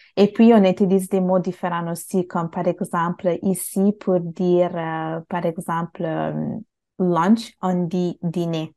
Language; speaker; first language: French; non-native, fluent; Bangla